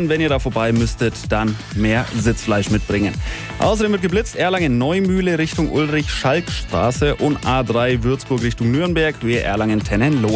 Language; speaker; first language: German; native; German